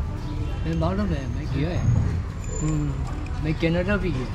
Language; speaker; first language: Hindi; non-native, local second language; Chinese